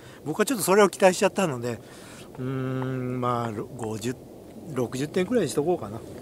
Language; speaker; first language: Japanese; native; Japanese